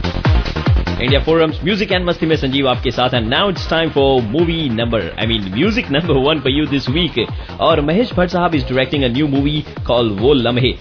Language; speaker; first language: Hindi; native; Hindi